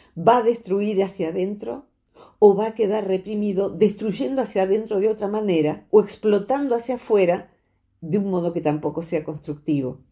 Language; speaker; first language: Spanish; native; Spanish